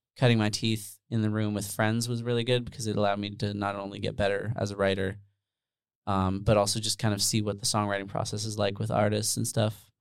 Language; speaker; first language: English; early bilingual, other home language; Dutch